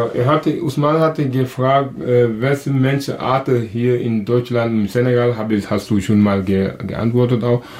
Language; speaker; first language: German; non-native, learner; Wolof